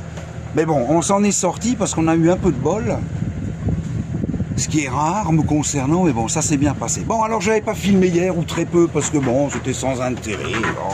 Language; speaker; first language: French; native; French